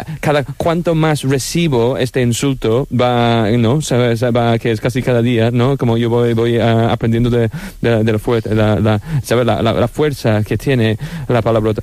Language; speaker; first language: Spanish; non-native, fluent; English